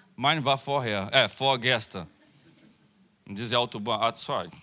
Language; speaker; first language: German; non-native, learner; Portuguese